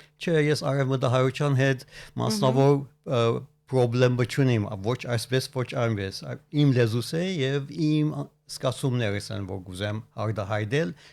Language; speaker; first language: Armenian; early bilingual, heritage; Armenian